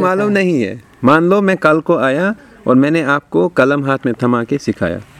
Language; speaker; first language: Hindi; native; Hindi